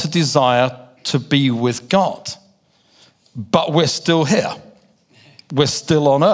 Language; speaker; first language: English; native; English